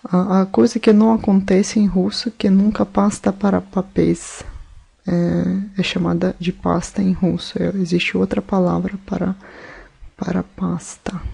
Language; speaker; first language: Portuguese; non-native, fluent; Russian